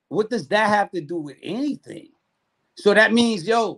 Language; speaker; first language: English; native; English